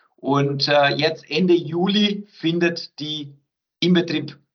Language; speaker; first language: German; non-native, fluent; Portuguese